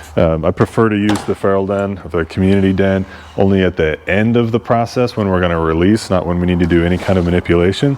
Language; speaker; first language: English; native; English